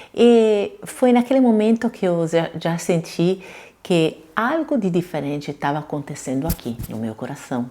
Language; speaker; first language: Portuguese; non-native, fluent; Italian